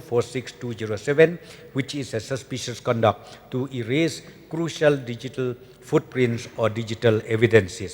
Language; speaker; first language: English; non-native, local second language; Khasi